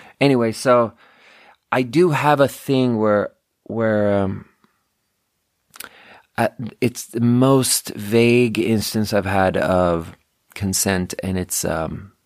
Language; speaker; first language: English; native; English